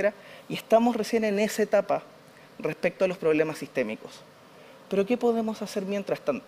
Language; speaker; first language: Spanish; native; Spanish